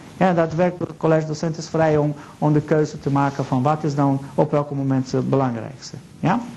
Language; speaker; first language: Dutch; non-native, fluent; Portuguese